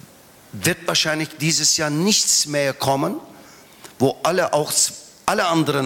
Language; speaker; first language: German; non-native, fluent; Turkish